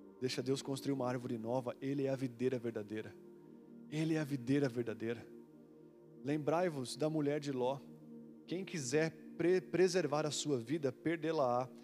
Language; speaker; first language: Portuguese; native; Portuguese